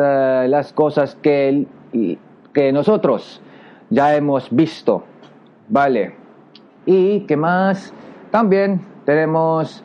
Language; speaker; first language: Spanish; non-native, learner; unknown